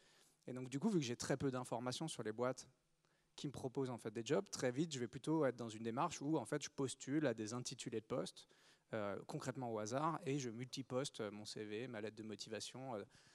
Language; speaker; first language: French; native; French